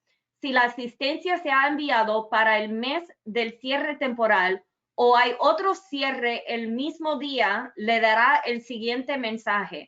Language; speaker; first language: Spanish; early bilingual, other home language; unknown